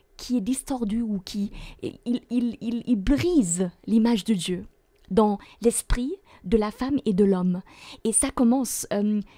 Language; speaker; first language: French; non-native, fluent; German